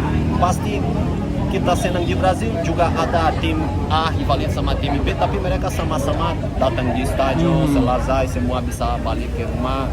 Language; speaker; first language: Indonesian; non-native, fluent; Portuguese